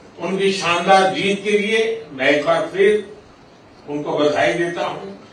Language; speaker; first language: Hindi; non-native, local second language; Gujarati